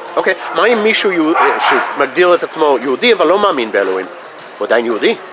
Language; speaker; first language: Hebrew; non-native, fluent; English